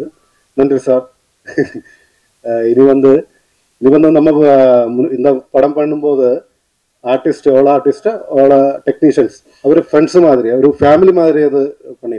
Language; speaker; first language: Tamil; non-native, learner; Malayalam